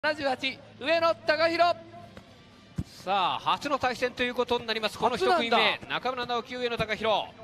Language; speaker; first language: Japanese; native; Japanese